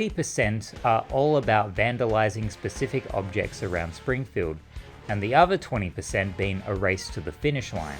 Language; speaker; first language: English; native; English